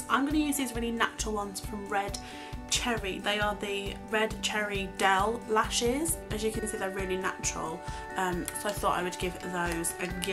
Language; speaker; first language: English; native; English